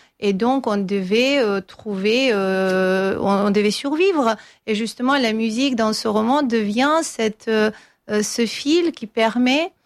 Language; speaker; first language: French; non-native, fluent; Armenian